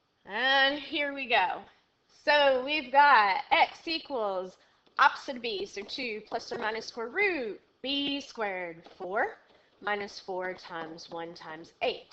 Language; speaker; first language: English; native; English